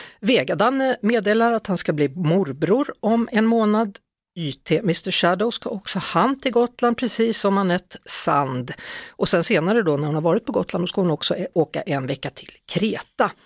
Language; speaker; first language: Swedish; native; Swedish